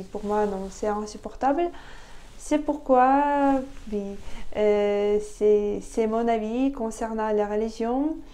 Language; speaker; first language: French; non-native, fluent; Russian